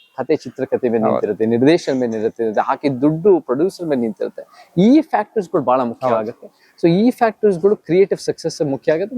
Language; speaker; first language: Kannada; early bilingual, heritage; Kannada